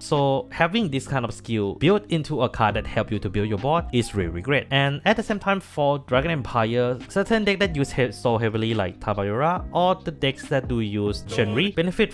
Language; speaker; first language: English; non-native, fluent; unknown